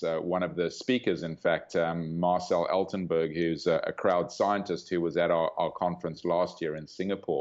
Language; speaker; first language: English; native; English